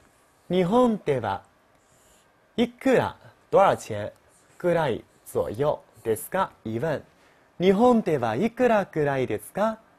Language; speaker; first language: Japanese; non-native, fluent; Chinese